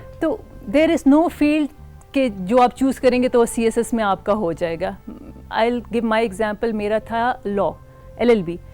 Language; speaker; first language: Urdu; non-native, local second language; Khowar